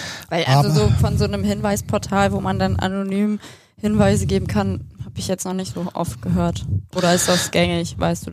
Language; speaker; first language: German; native; German